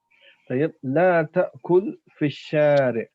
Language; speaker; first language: Arabic; non-native, learner; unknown